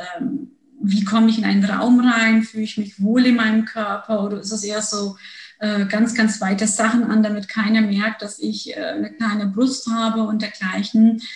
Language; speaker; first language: German; early bilingual, other home language; Turkish